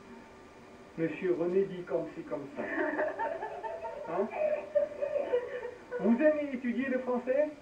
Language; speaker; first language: French; non-native, fluent; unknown